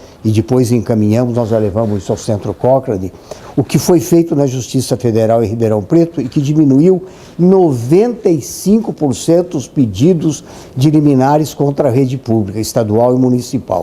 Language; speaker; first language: Portuguese; native; Portuguese